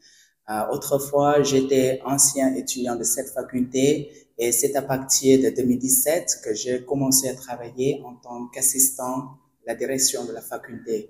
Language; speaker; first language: French; non-native, fluent; Vietnamese